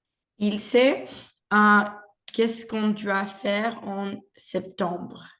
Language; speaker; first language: French; non-native, learner; Spanish